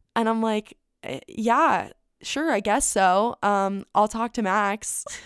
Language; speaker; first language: English; native; English